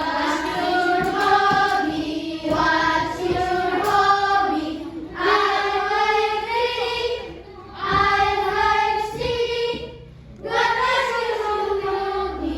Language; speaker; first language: English; non-native, fluent; Indonesian